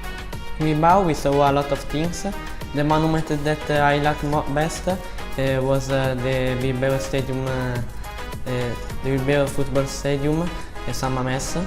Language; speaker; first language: English; non-native, learner; Italian